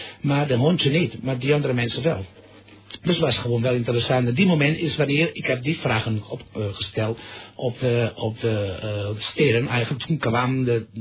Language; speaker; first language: Dutch; non-native, fluent; Catalan